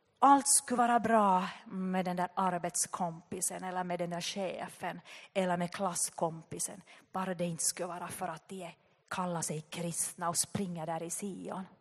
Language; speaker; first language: Swedish; native; Swedish